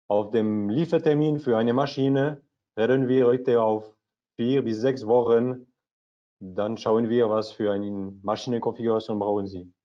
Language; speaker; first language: German; non-native, learner; French